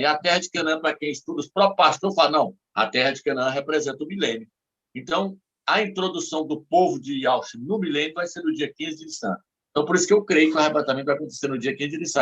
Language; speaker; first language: Portuguese; native; Portuguese